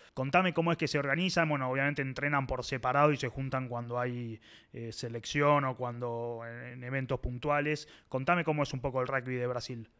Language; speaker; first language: Spanish; native; Spanish